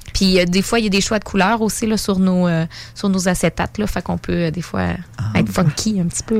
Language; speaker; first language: French; native; French